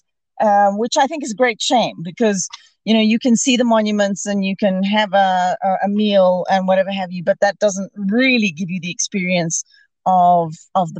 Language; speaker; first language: English; native; English